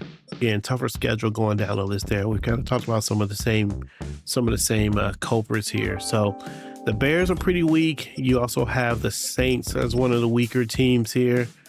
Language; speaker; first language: English; native; English